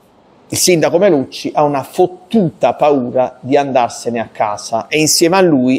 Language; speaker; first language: Italian; native; Italian